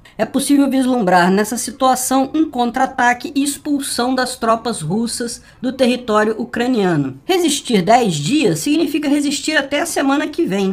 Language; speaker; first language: Portuguese; native; Portuguese